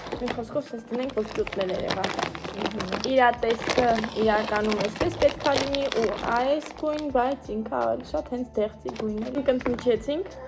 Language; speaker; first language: Armenian; native; Armenian